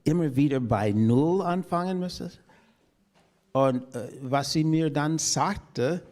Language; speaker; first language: German; non-native, fluent; English